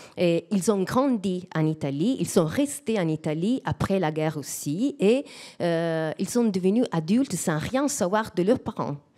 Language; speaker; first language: French; non-native, fluent; Italian